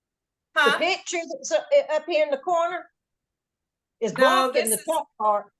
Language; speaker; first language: English; native; English